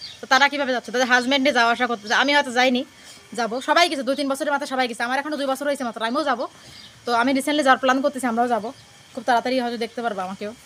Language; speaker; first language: Bangla; native; Bangla